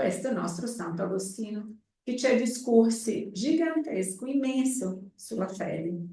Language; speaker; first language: Italian; non-native, fluent; Portuguese